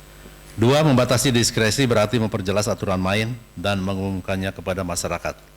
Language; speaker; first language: Indonesian; native; Indonesian